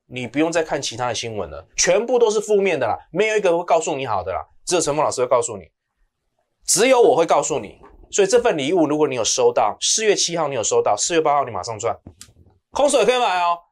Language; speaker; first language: Chinese; native; Chinese